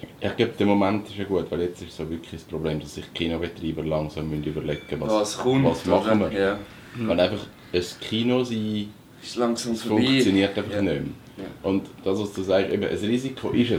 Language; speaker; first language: German; native; German